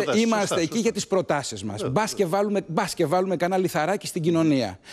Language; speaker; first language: Greek; native; Greek